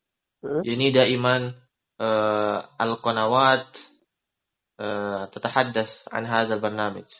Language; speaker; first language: Arabic; non-native, learner; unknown